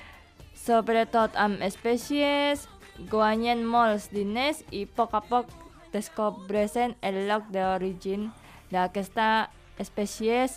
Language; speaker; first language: Catalan; non-native, learner; Indonesian